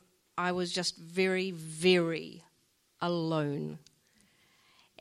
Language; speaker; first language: English; native; English